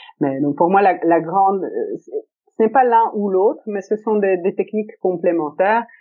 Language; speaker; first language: French; early bilingual, other home language; Italian